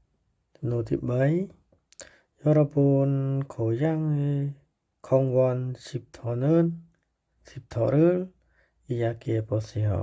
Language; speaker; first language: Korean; non-native, fluent; Khmer